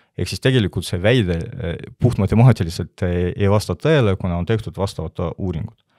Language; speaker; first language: Estonian; non-native, local second language; Russian